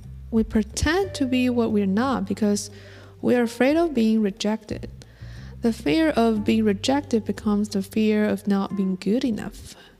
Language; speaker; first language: English; non-native, fluent; Chinese